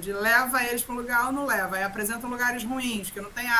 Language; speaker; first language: Portuguese; native; Portuguese